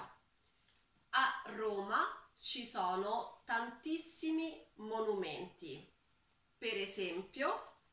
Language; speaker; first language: Italian; non-native, learner; French